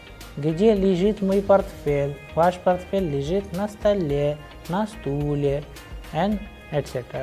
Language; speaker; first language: Russian; non-native, fluent; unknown